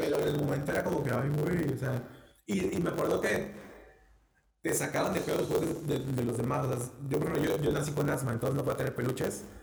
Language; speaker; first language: Spanish; native; Spanish